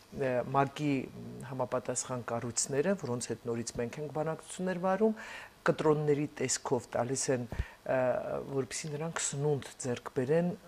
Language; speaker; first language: Armenian; native; Armenian